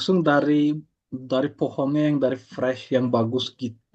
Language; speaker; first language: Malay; non-native, fluent; Turkish